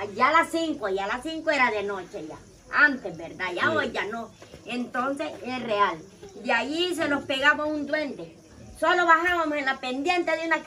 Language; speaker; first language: Spanish; native; Spanish